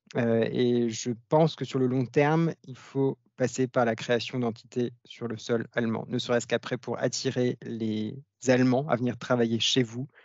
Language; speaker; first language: French; native; French